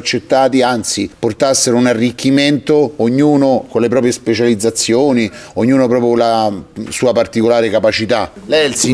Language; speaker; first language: Italian; native; Italian